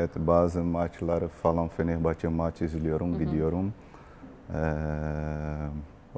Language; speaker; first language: Turkish; non-native, learner; Portuguese